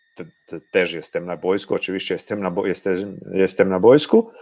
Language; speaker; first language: Polish; non-native, fluent; Croatian